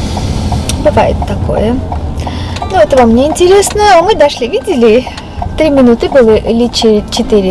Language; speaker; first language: Russian; non-native, local second language; Armenian